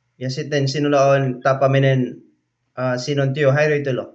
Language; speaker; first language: Finnish; non-native, learner; Cebuano